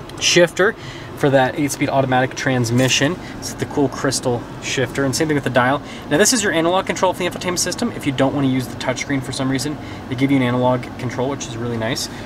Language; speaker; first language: English; native; English